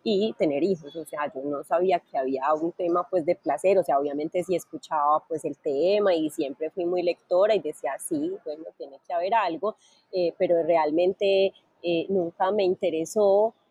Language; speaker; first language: Spanish; native; Spanish